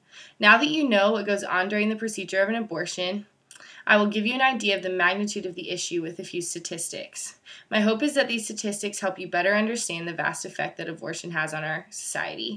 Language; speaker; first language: English; native; English